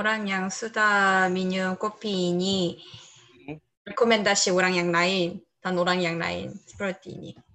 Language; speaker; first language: Indonesian; non-native, learner; Korean